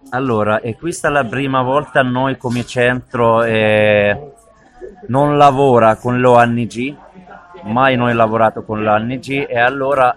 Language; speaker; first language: Italian; non-native, learner; Arabic